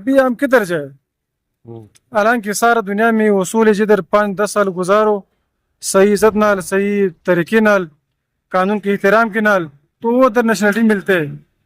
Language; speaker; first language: Hindi; non-native, local second language; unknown